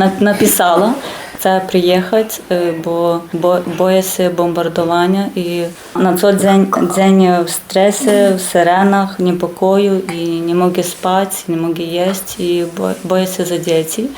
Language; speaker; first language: Polish; non-native, learner; Ukrainian